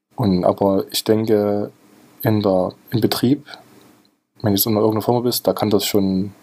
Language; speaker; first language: German; native; German